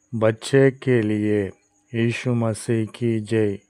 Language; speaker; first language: Hindi; non-native, local second language; Telugu